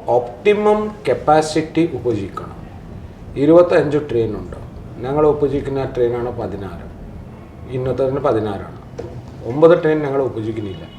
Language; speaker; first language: Malayalam; non-native, local second language; Odia